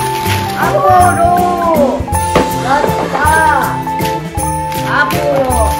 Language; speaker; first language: Japanese; early bilingual, heritage; Japanese